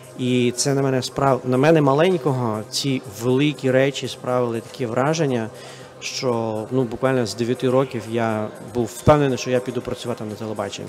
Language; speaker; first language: Ukrainian; non-native, fluent; Russian